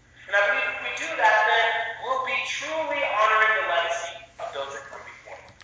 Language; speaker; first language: English; native; English